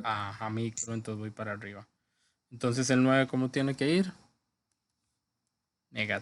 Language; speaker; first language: Spanish; native; Spanish